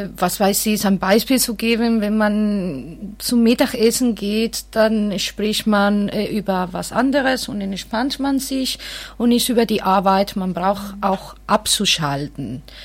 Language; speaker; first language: German; non-native, fluent; Spanish